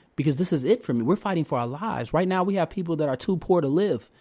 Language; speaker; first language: English; native; English